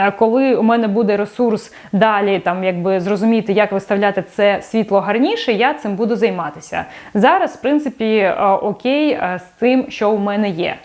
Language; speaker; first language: Ukrainian; non-native, local second language; Russian